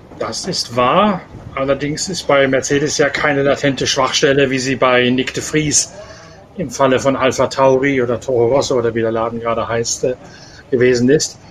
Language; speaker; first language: German; native; German